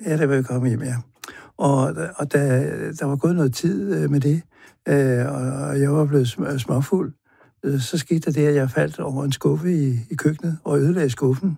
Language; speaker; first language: Danish; native; Danish